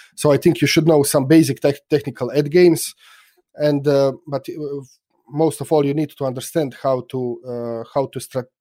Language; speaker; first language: English; non-native, fluent; Croatian